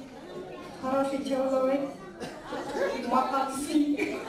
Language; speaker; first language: Russian; non-native, learner; Kyrgyz